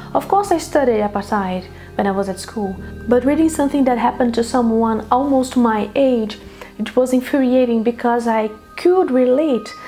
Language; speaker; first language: English; non-native, fluent; Portuguese